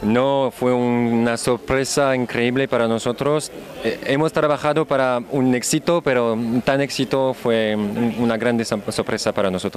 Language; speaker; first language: Spanish; non-native, learner; French